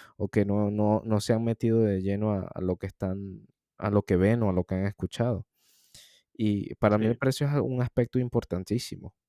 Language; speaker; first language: Spanish; native; Spanish